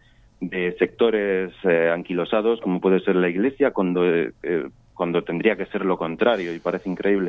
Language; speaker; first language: Spanish; native; Spanish